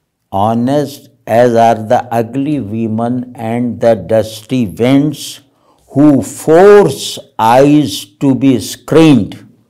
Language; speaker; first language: English; non-native, local second language; Urdu